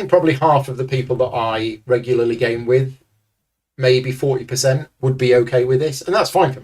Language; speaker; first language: English; native; English